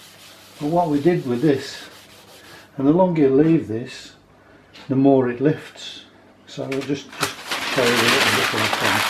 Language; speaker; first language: English; native; English